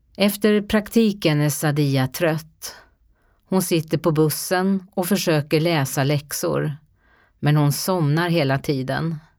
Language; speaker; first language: Swedish; native; Swedish